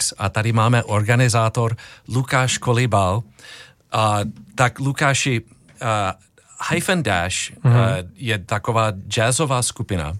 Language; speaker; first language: Czech; non-native, fluent; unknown